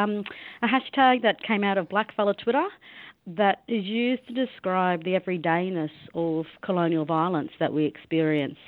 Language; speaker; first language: English; native; English